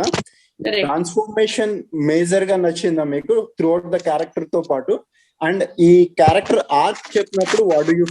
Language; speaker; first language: Telugu; native; Telugu